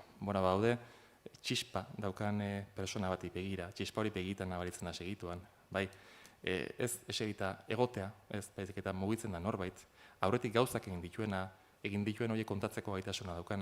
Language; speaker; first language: Basque; native; Basque